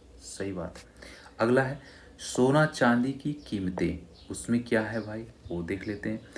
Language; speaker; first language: Hindi; native; Hindi